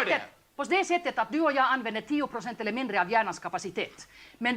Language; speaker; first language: Swedish; non-native, local second language; Finnish